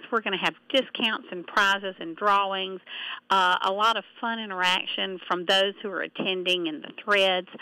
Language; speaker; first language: English; native; English